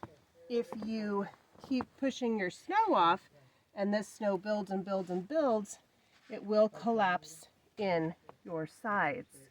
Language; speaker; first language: English; native; English